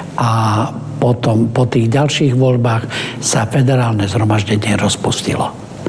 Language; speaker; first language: Slovak; non-native, local second language; Romany